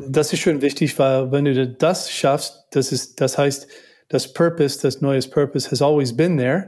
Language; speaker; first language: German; non-native, learner; English